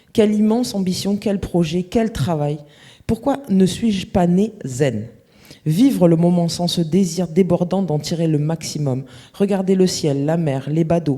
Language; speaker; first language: French; native; French